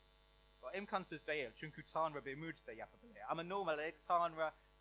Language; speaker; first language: Turkish; non-native, learner; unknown